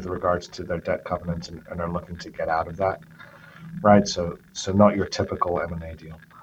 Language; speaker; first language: English; native; English